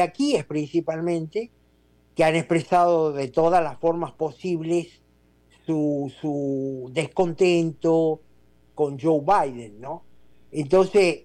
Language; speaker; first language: Spanish; native; Spanish